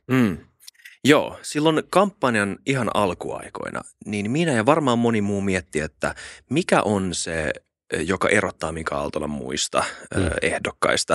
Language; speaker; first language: Finnish; native; Finnish